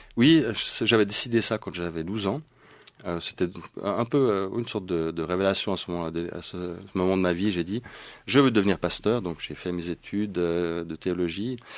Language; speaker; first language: French; early bilingual, other home language; Swedish